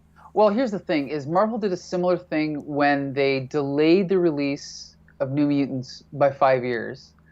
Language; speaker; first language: English; native; English